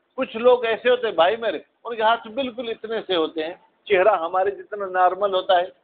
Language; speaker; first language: Urdu; non-native, local second language; Sindhi